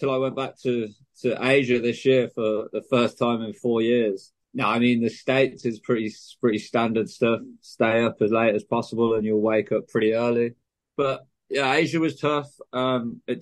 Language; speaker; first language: English; native; English